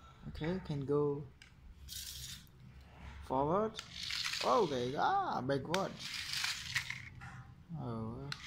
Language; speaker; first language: English; non-native, learner; Khmer